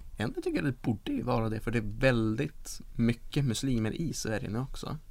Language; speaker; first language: Swedish; early bilingual, other home language; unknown